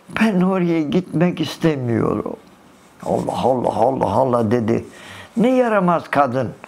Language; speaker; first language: Turkish; early bilingual, other home language; Kurdish